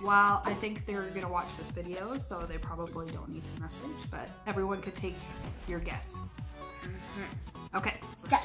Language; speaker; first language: English; native; English